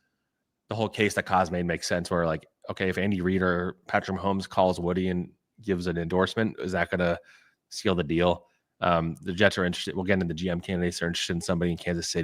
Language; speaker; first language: English; native; English